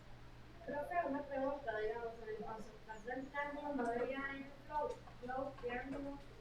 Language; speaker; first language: Spanish; native; Spanish